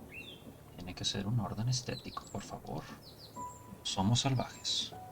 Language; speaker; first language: Spanish; early bilingual, heritage; Spanish